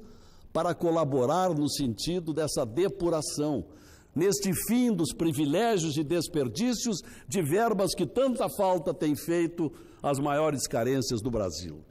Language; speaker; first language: Portuguese; native; Portuguese